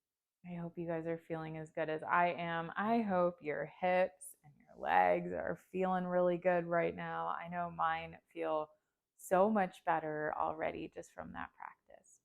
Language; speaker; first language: English; native; English